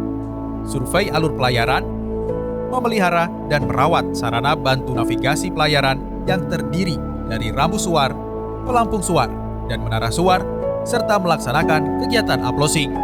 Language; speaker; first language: Indonesian; native; Indonesian